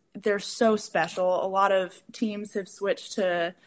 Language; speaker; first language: English; native; English